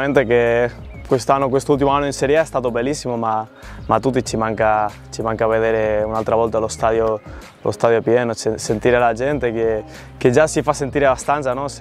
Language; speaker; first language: Italian; non-native, fluent; Spanish